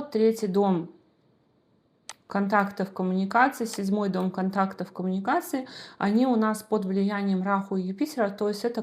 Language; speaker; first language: Russian; native; Russian